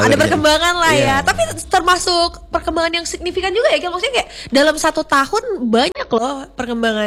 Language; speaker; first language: Indonesian; native; Indonesian